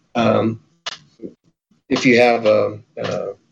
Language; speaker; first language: English; early bilingual, other home language; Spanish